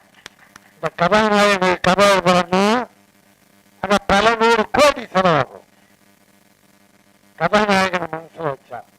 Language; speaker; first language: Tamil; native; Tamil